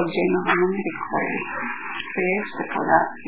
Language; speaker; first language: Italian; early bilingual, heritage; Italian